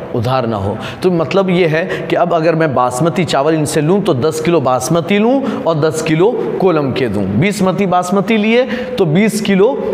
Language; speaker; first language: Urdu; non-native, local second language; Gujarati